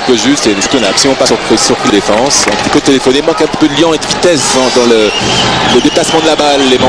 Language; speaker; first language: French; native; French